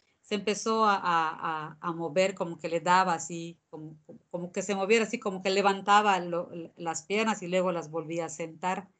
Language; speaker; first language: Spanish; native; Spanish